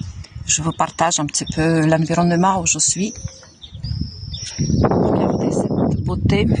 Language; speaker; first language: French; non-native, fluent; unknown